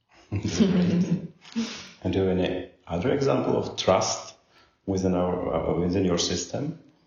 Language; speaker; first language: English; non-native, fluent; Czech